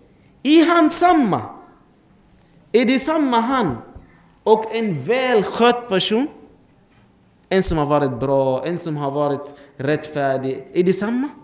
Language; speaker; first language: Swedish; non-native, fluent; Arabic